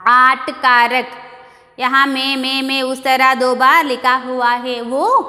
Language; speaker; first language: Hindi; non-native, local second language; Kannada